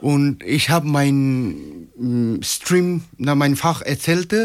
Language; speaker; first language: German; non-native, learner; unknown